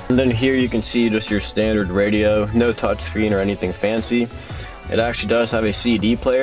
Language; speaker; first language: English; native; English